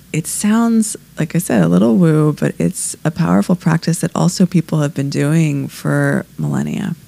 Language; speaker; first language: English; native; English